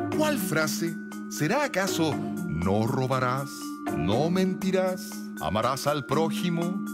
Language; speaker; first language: Spanish; native; Spanish